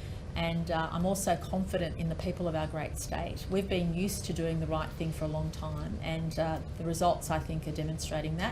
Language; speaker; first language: English; native; English